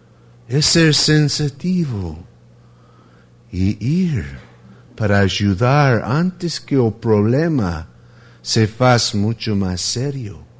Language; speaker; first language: Spanish; non-native, fluent; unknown